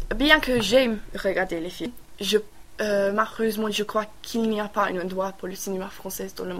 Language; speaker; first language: French; non-native, learner; English